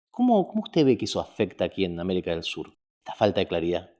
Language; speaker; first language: Spanish; native; Spanish